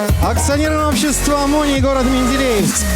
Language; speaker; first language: Russian; native; Russian